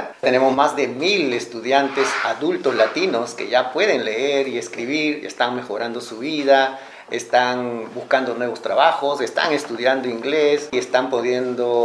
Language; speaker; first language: Spanish; native; Spanish